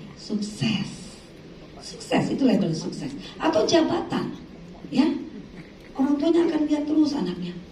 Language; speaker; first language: Indonesian; native; Indonesian